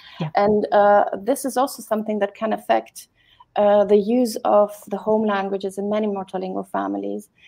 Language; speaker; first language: English; non-native, fluent; German